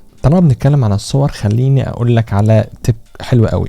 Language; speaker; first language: Arabic; native; Arabic